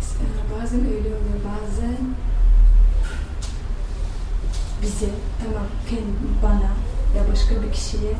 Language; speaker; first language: Turkish; non-native, learner; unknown